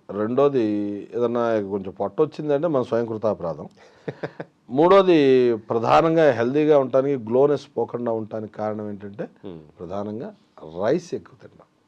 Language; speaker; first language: Telugu; native; Telugu